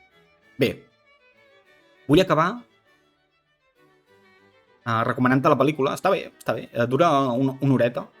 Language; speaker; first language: Catalan; native; Catalan